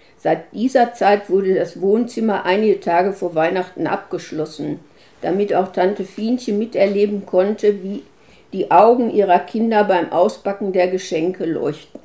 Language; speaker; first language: German; native; German